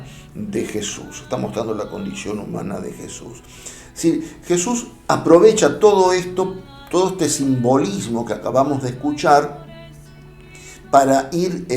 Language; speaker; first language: Spanish; native; Spanish